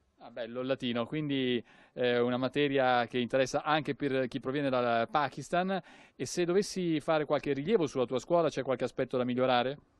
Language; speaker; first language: Italian; native; Italian